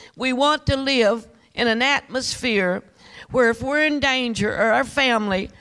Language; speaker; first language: English; native; English